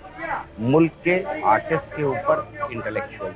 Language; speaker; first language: Hindi; native; Hindi